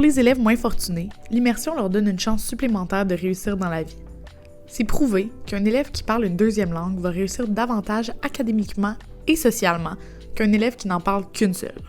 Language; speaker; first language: French; native; French